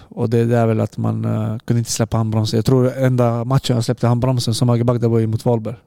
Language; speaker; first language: Swedish; non-native, fluent; Serbian